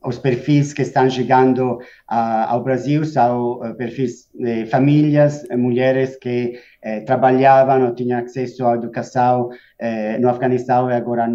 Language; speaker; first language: Portuguese; non-native, fluent; Spanish